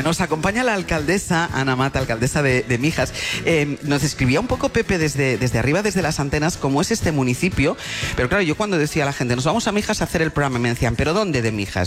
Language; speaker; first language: Spanish; native; Spanish